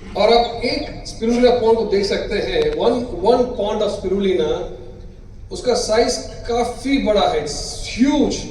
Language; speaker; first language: Hindi; non-native, local second language; Malayalam